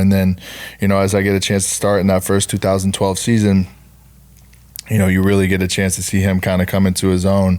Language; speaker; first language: English; native; English